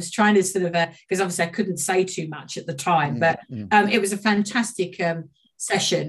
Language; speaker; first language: English; native; English